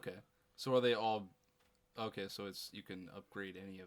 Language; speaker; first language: English; native; English